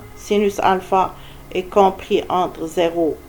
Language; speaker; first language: French; non-native, local second language; Arabic